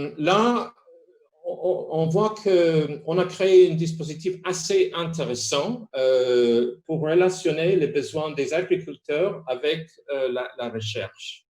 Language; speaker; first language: French; non-native, fluent; Spanish